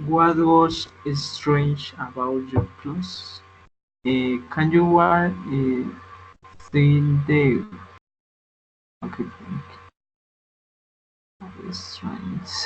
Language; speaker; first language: English; non-native, learner; Spanish